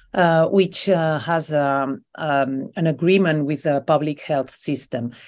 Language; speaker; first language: English; non-native, fluent; Spanish